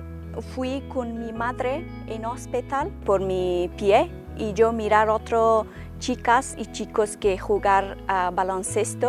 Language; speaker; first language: Spanish; non-native, learner; Persian